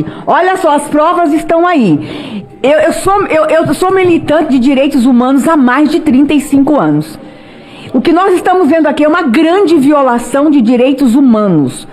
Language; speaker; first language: Portuguese; native; Portuguese